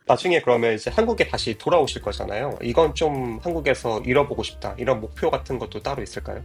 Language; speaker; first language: Korean; native; Korean